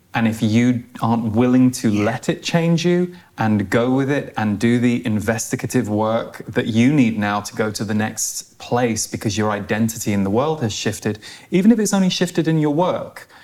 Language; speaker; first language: English; native; English